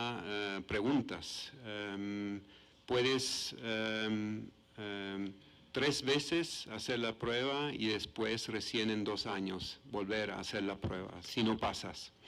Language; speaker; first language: Spanish; non-native, fluent; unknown